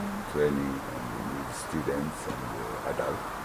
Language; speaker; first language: English; non-native, learner; Japanese